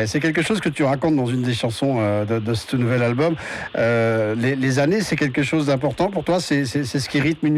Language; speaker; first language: French; native; French